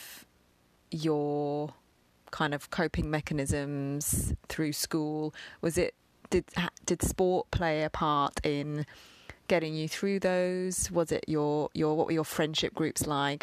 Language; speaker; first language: English; native; English